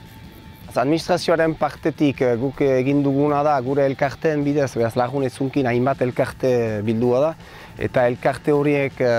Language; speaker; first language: Basque; native; Basque